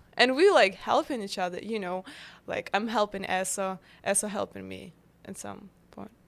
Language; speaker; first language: English; non-native, fluent; Russian